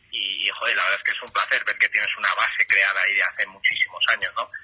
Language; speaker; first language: Spanish; native; Spanish